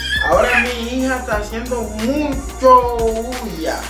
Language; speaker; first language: Spanish; non-native, learner; Haitian Creole